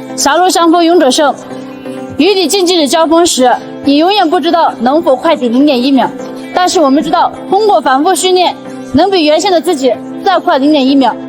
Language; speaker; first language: Chinese; non-native, local second language; Tibetan